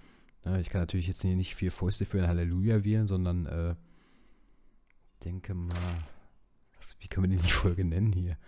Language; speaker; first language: German; native; German